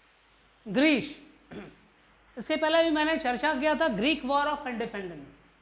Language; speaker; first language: Hindi; native; Hindi